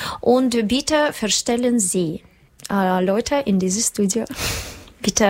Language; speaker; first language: German; non-native, learner; Russian